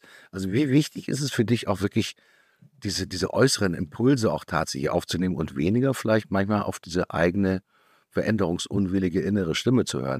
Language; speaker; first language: German; native; German